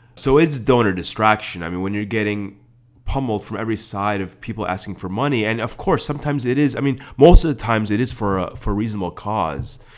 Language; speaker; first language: English; native; English